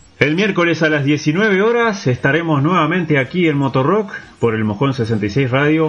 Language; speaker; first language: Spanish; native; Spanish